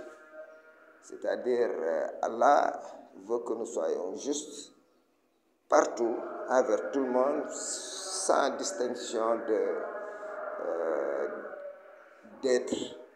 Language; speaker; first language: French; non-native, local second language; Wolof